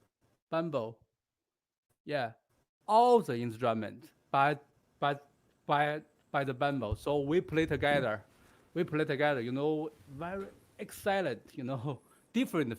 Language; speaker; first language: English; non-native, learner; Chinese